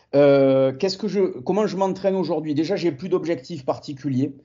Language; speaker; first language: French; native; French